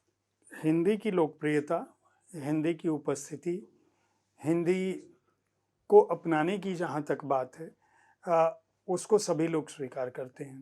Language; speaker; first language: Hindi; native; Hindi